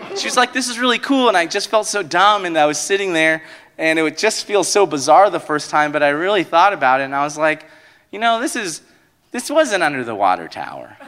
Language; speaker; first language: English; early bilingual, other home language; Spanish